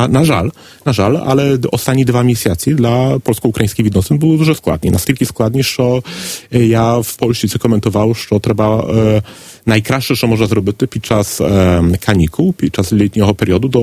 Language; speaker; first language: Polish; non-native, learner; Ukrainian